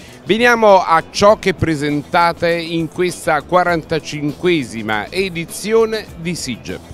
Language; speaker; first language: Italian; native; Italian